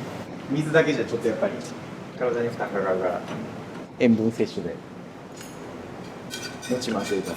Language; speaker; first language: Japanese; native; Japanese